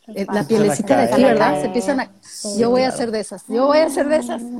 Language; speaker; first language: Spanish; native; Spanish